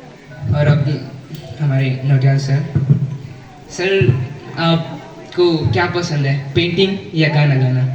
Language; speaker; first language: Hindi; native; Hindi